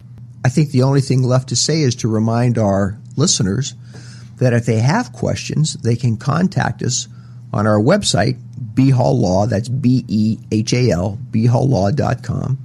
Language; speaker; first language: English; native; English